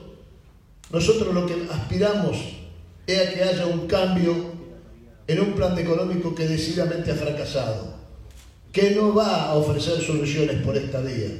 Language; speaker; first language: Spanish; native; Spanish